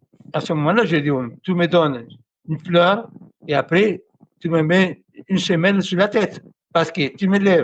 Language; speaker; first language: French; non-native, fluent; Spanish